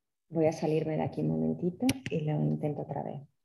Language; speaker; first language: Spanish; native; Spanish